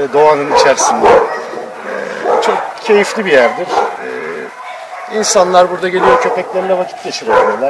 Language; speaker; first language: Turkish; native; Turkish